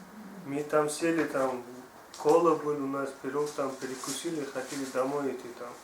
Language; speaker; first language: Russian; non-native, learner; Tajik